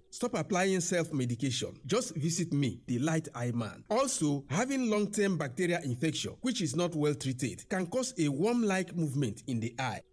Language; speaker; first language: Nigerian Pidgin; non-native, local second language; Yoruba